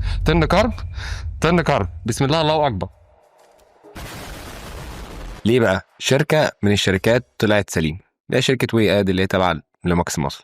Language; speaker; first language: Arabic; native; Arabic